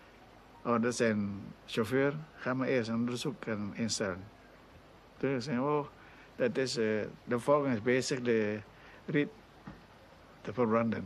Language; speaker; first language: Dutch; non-native, local second language; Indonesian